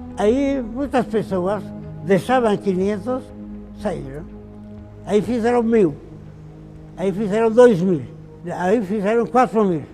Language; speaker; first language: Portuguese; non-native, fluent; Arabic